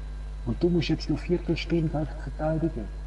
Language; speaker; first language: German; native; German